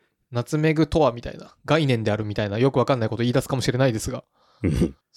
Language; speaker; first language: Japanese; native; Japanese